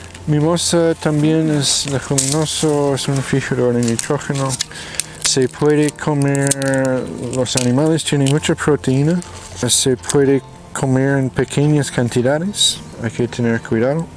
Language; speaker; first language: Spanish; non-native, fluent; English